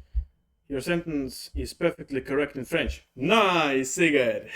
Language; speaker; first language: English; non-native, fluent; Russian